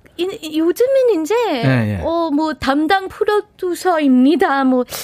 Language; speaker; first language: Korean; non-native, fluent; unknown